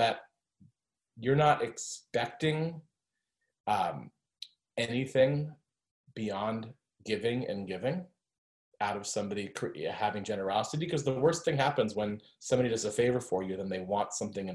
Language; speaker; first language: English; native; English